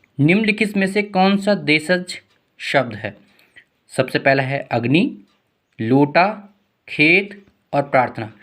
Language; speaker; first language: Hindi; native; Hindi